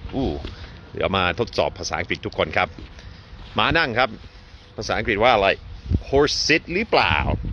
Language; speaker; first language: Thai; non-native, fluent; English